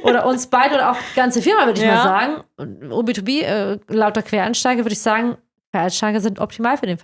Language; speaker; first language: German; native; German